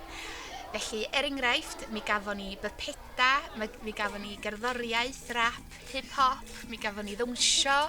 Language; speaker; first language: Welsh; native; Welsh